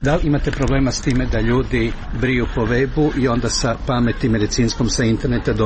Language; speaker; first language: Serbian; native; Serbian